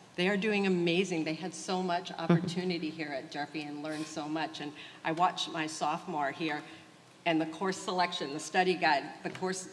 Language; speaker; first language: English; early bilingual, other home language; Portuguese